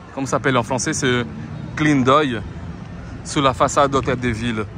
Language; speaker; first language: French; non-native, fluent; Portuguese